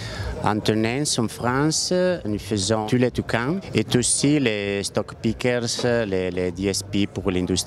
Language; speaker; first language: French; non-native, learner; Italian